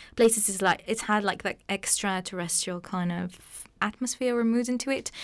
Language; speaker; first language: English; non-native, fluent; Arabic